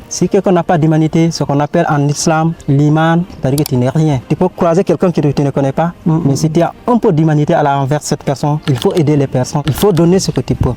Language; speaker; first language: French; non-native, local second language; Wolof